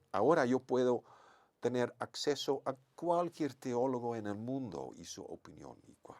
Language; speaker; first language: Spanish; non-native, fluent; Dutch